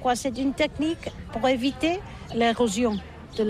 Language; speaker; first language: French; non-native, learner; Catalan